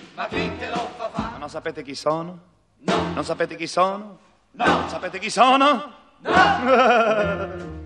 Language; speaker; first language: Italian; native; Italian